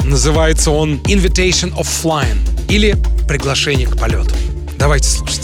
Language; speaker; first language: Russian; native; Russian